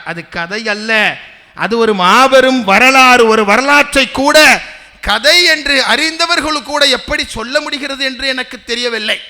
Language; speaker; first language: Tamil; native; Tamil